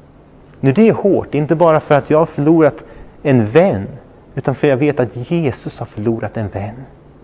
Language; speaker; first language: Swedish; non-native, fluent; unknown